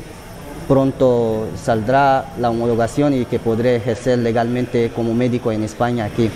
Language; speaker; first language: Spanish; non-native, fluent; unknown